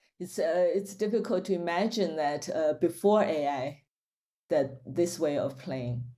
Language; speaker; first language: English; non-native, fluent; Chinese